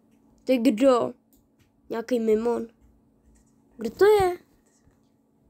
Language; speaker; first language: Czech; early bilingual, other home language; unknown